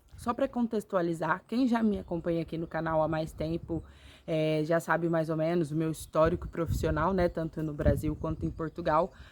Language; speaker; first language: Portuguese; native; Portuguese